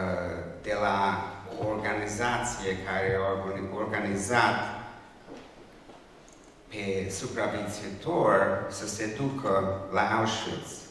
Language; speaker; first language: Romanian; non-native, local second language; Hungarian